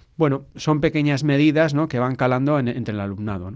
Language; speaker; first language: Spanish; native; Spanish